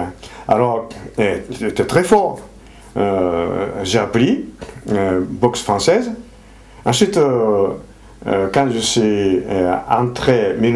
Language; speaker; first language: French; non-native, fluent; Japanese